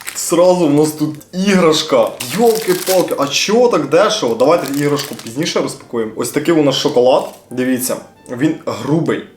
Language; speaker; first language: Ukrainian; non-native, local second language; Russian